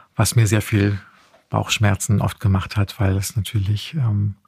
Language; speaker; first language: German; native; German